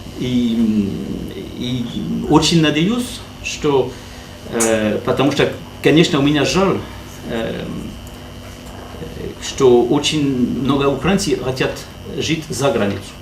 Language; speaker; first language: Russian; non-native, learner; French